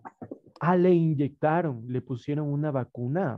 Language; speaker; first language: Spanish; native; Spanish